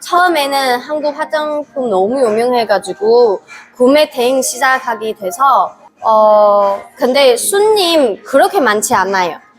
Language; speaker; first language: Korean; non-native, fluent; Chinese